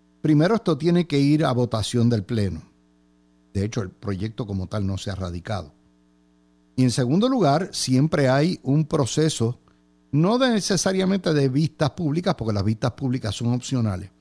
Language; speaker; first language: Spanish; native; Spanish